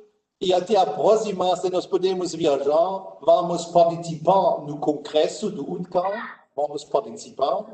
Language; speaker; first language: Portuguese; non-native, learner; German